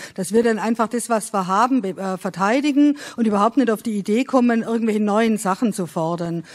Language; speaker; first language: German; native; German